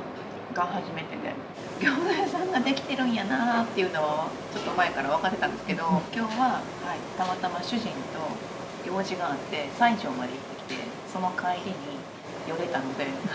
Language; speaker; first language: Japanese; native; Japanese